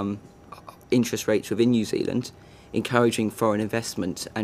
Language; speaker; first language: English; native; English